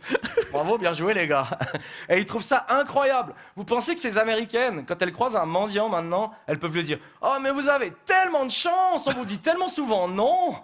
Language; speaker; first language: French; native; French